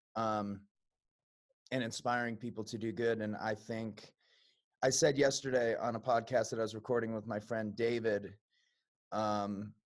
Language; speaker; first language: English; native; English